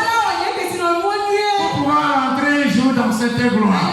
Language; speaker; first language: French; non-native, local second language; Ewe